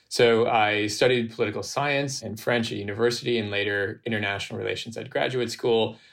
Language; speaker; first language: English; native; English